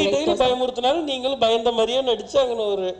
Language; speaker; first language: Tamil; native; Tamil